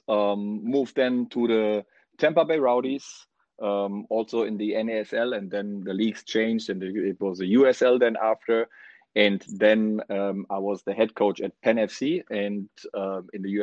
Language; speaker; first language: English; non-native, fluent; German